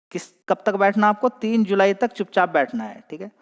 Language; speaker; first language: Hindi; native; Hindi